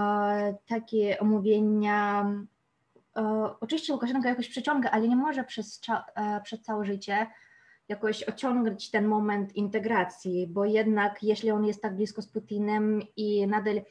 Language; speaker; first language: Polish; non-native, fluent; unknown